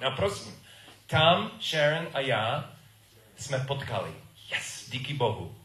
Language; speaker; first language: Czech; non-native, learner; English